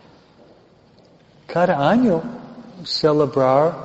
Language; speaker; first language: Spanish; non-native, fluent; English